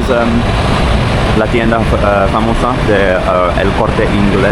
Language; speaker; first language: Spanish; non-native, learner; English